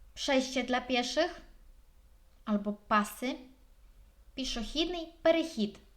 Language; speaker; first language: Polish; non-native, fluent; Ukrainian